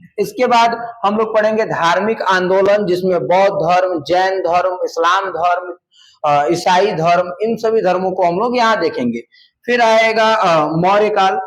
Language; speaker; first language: Hindi; native; Hindi